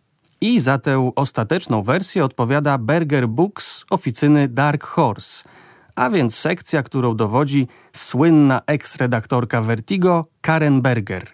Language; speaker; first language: Polish; native; Polish